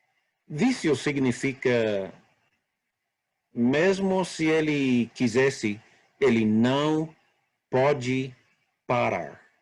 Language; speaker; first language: Portuguese; non-native, fluent; English